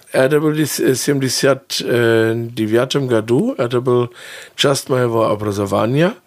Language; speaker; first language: Russian; non-native, fluent; German